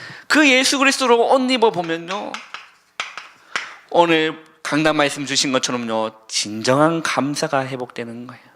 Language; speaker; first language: Korean; native; Korean